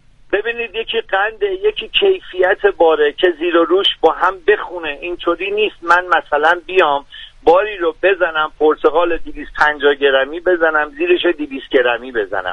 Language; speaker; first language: Persian; native; Persian